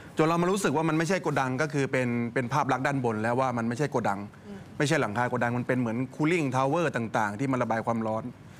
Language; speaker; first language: Thai; native; Thai